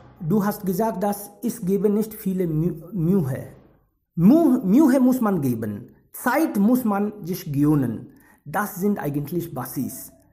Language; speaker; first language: German; non-native, fluent; Hindi